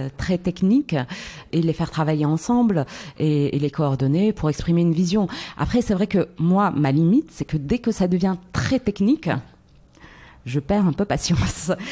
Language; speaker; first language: French; non-native, local second language; Arabic